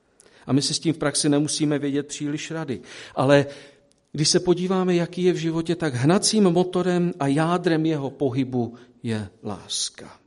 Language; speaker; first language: Czech; native; Czech